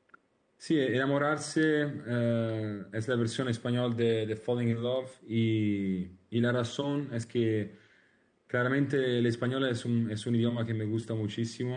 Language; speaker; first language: Spanish; non-native, learner; Italian